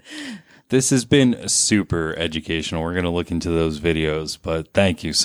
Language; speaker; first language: English; native; English